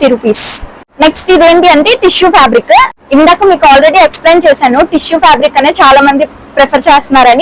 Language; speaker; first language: Telugu; native; Telugu